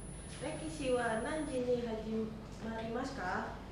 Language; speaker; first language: Japanese; non-native, learner; Indonesian